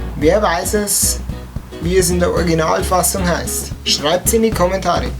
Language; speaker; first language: German; native; German